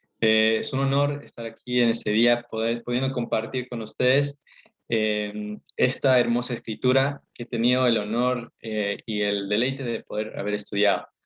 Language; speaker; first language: Spanish; early bilingual, heritage; Spanish